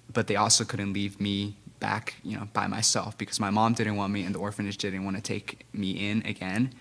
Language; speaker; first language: English; non-native, fluent; Spanish